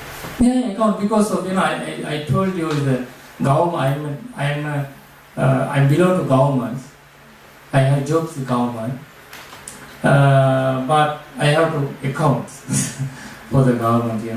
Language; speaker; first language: English; non-native, learner; Sinhala